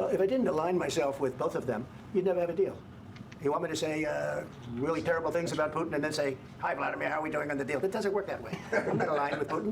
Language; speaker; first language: English; native; English